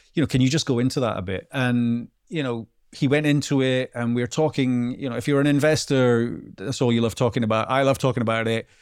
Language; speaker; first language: English; native; English